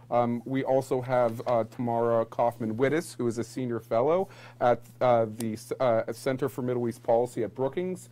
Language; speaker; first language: English; native; English